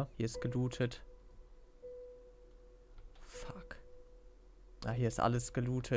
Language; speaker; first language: German; native; German